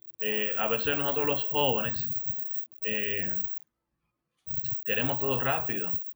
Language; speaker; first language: Spanish; native; Spanish